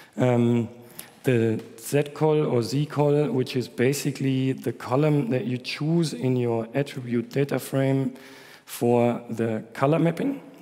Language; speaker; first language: English; non-native, fluent; German